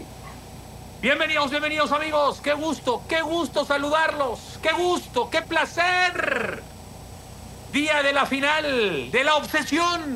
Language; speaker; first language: Spanish; native; Spanish